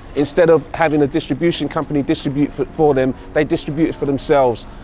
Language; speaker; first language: English; native; English